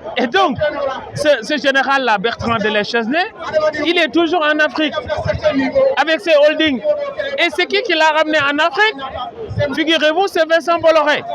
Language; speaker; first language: French; non-native, local second language; Wolof